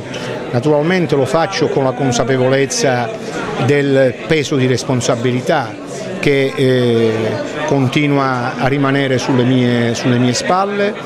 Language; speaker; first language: Italian; native; Italian